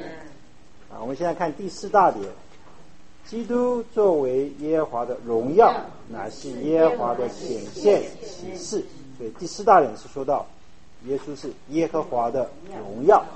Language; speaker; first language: Chinese; native; Chinese